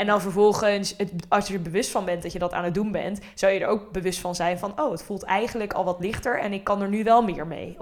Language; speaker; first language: Dutch; native; Dutch